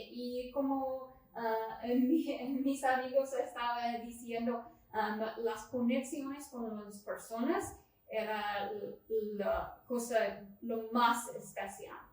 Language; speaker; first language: Spanish; non-native, learner; English